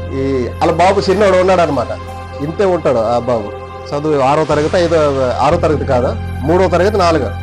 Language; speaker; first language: Telugu; non-native, local second language; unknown